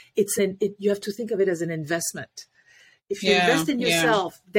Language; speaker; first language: English; non-native, fluent; French